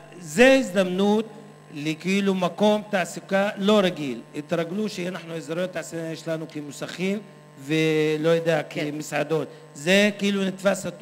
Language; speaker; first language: Hebrew; non-native, local second language; Arabic